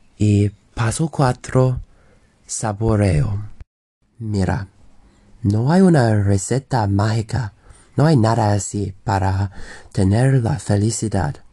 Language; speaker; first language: Spanish; non-native, learner; English